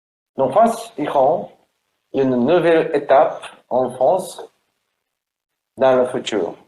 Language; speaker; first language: French; non-native, learner; Japanese